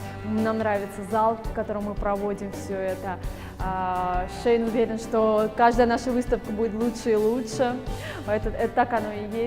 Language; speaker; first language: Russian; native; Russian